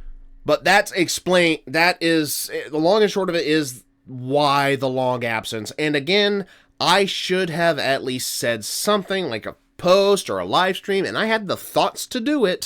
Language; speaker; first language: English; native; English